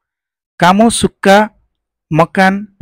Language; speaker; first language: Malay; non-native, fluent; Nepali